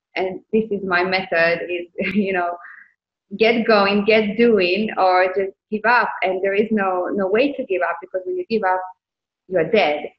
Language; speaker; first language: English; non-native, fluent; Hebrew